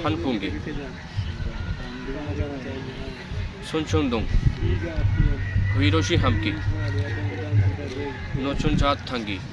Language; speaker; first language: Korean; non-native, learner; Punjabi